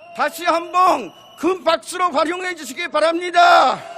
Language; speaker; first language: Korean; non-native, fluent; Japanese